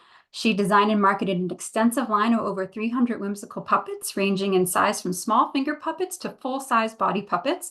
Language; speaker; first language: English; native; English